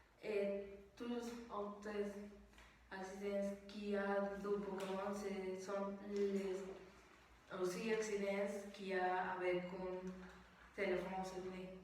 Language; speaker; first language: French; non-native, learner; Spanish